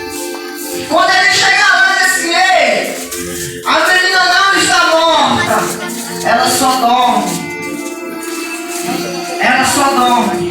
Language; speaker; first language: Portuguese; native; Portuguese